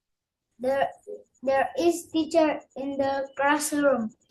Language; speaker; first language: English; non-native, learner; Indonesian